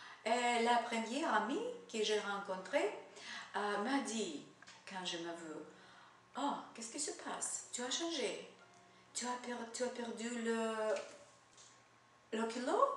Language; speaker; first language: French; non-native, learner; Russian